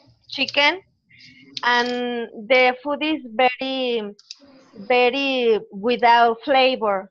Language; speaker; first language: English; non-native, learner; Spanish